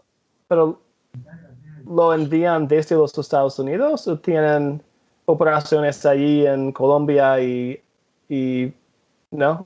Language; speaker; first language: Spanish; non-native, fluent; English